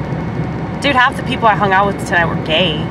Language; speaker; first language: English; native; English